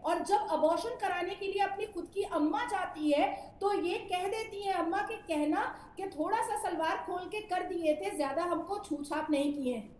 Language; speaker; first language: Hindi; native; Hindi